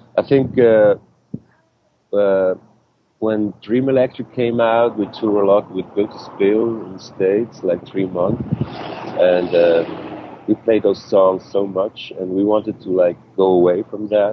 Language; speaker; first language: English; non-native, fluent; Swiss German